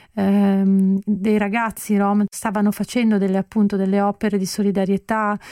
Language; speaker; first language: Italian; native; Italian